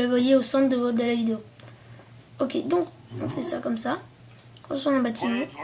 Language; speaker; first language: French; native; French